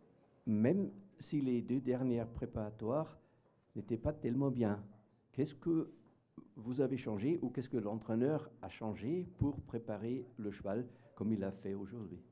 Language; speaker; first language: French; non-native, fluent; German